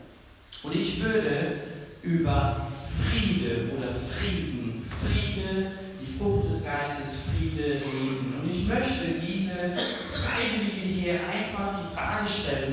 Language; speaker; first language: German; non-native, fluent; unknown